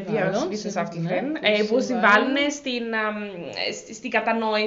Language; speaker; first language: Greek; native; Greek